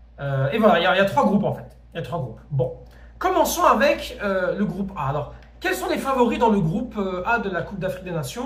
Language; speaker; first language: French; native; French